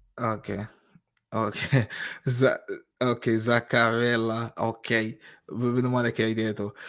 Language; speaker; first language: Italian; non-native, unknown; English